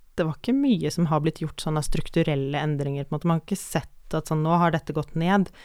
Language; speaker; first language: Norwegian; native; Norwegian